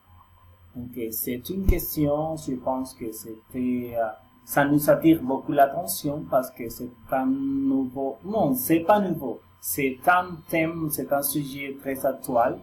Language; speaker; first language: French; non-native, learner; Spanish